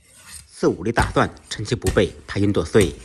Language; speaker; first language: Chinese; native; Chinese